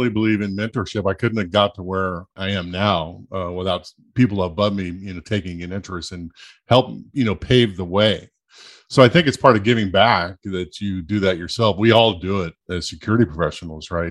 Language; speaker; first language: English; native; English